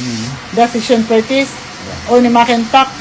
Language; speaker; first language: German; non-native, learner; Filipino